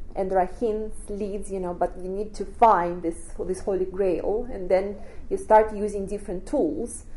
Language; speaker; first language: English; non-native, fluent; Russian